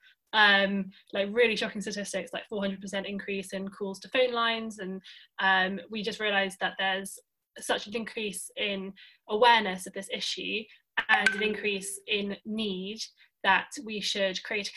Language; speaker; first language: English; native; English